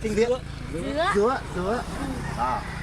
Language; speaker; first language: Vietnamese; non-native, learner; English